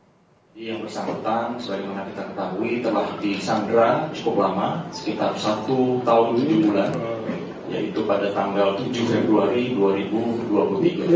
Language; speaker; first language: Indonesian; native; Indonesian